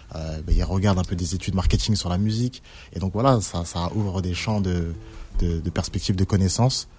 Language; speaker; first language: French; native; French